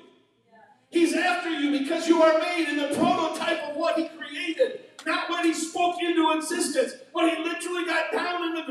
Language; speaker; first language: English; native; English